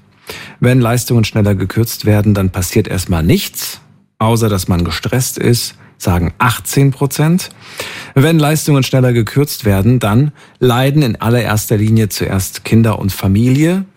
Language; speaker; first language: German; native; German